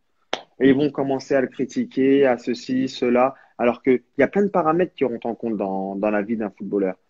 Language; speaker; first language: French; native; French